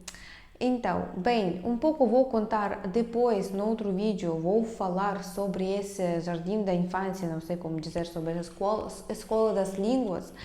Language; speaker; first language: Portuguese; non-native, fluent; Russian